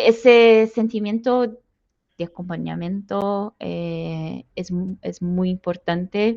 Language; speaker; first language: Spanish; non-native, fluent; Portuguese